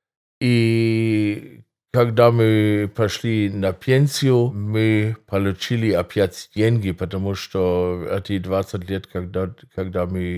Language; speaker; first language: Russian; non-native, fluent; German